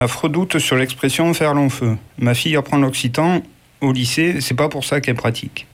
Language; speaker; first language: French; native; French